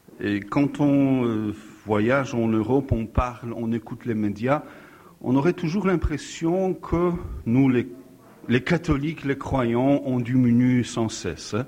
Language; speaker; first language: French; non-native, fluent; Polish